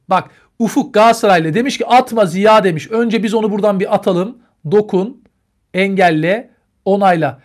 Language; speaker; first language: Turkish; native; Turkish